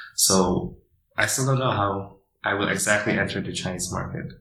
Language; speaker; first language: English; non-native, fluent; Indonesian